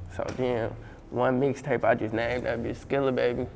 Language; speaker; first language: English; native; English